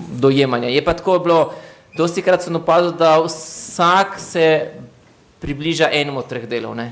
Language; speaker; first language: Slovenian; native; Slovenian